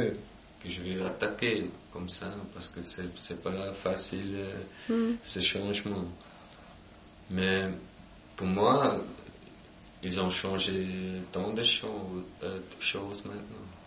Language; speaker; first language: French; non-native, local second language; German